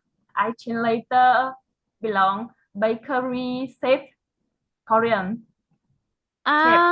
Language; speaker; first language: English; non-native, learner; Vietnamese